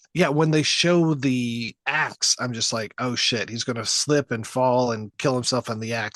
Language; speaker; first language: English; native; English